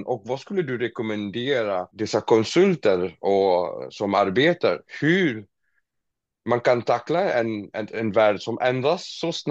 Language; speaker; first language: Swedish; non-native, fluent; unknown